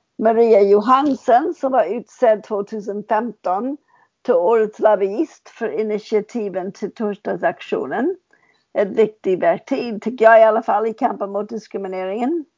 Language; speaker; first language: Swedish; non-native, fluent; English